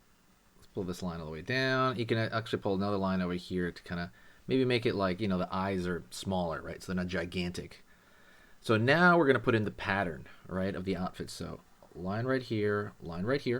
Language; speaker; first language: English; native; English